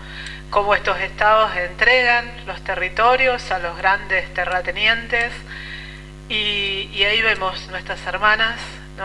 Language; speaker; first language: Spanish; native; Spanish